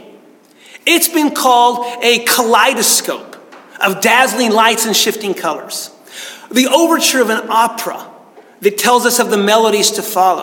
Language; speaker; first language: English; native; English